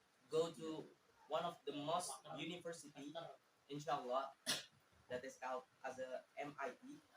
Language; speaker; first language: English; non-native, learner; Indonesian